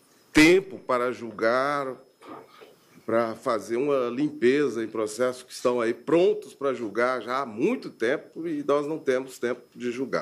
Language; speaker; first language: Portuguese; native; Portuguese